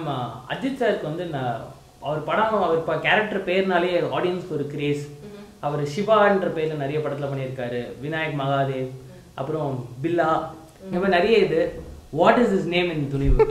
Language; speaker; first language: Tamil; native; Tamil